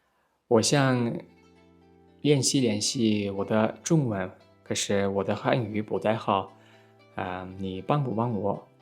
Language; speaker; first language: Chinese; non-native, learner; Kazakh